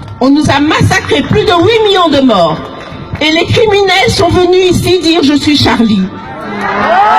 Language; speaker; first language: French; early bilingual, other home language; Lingala